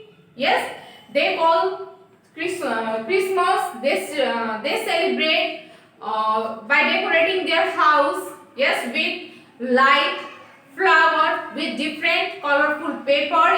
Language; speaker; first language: English; non-native, local second language; Nepali